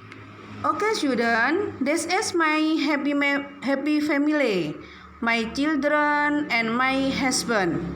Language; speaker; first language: English; non-native, learner; Indonesian